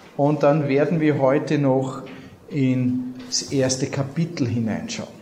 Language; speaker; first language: German; native; German